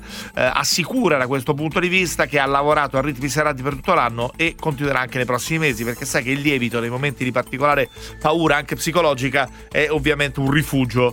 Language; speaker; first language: Italian; native; Italian